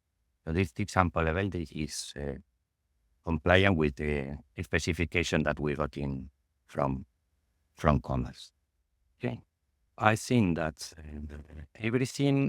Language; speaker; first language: English; non-native, fluent; Spanish